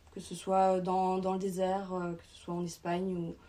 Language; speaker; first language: French; native; French